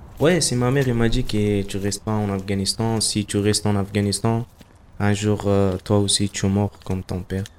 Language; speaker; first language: French; non-native, learner; Persian